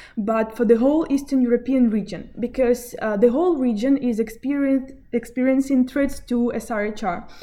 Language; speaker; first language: English; non-native, fluent; Belarusian